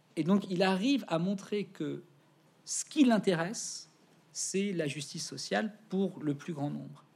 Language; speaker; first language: French; native; French